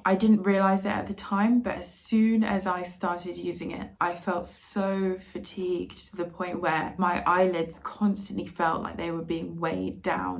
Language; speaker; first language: English; native; English